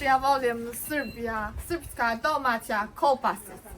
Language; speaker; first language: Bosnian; non-native, learner; Chinese